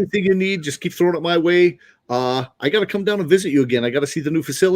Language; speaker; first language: English; native; English